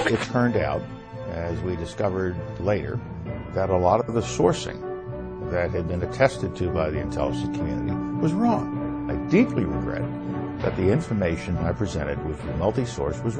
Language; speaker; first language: English; native; English